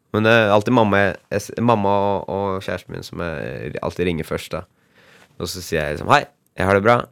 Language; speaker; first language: Norwegian; native; Norwegian